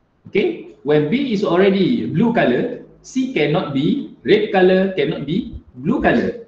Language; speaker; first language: English; non-native, local second language; Malay